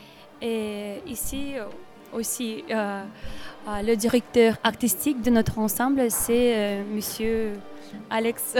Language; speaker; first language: French; non-native, learner; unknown